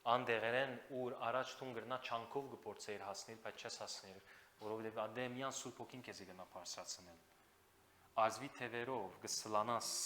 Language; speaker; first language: Armenian; native; Armenian